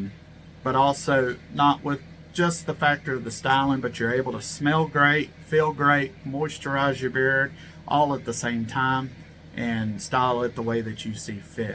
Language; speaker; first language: English; native; English